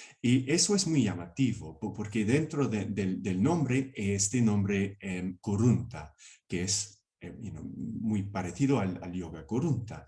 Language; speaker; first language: Spanish; non-native, fluent; English